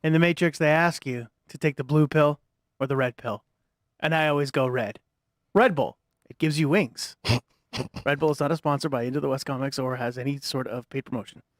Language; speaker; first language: English; native; English